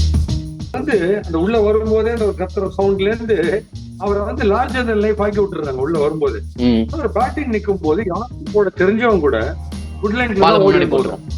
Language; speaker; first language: Tamil; native; Tamil